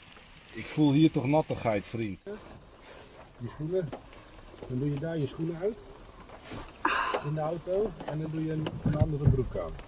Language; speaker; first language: Dutch; native; Dutch